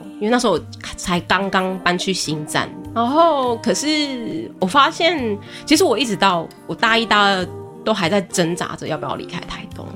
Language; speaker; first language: Chinese; native; Chinese